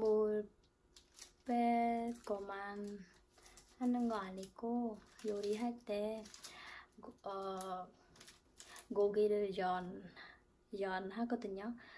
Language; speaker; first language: Korean; non-native, fluent; Khmer